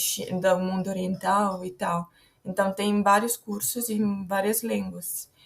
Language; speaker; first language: Portuguese; non-native, fluent; Italian